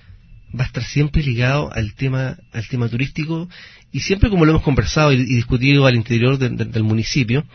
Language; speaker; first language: Spanish; native; Spanish